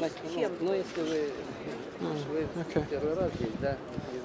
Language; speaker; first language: Russian; native; Russian